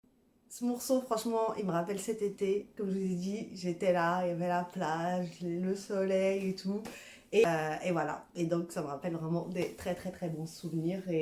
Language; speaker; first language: French; native; French